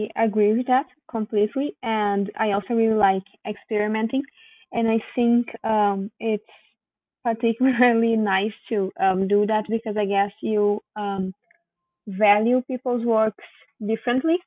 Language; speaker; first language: English; non-native, fluent; Portuguese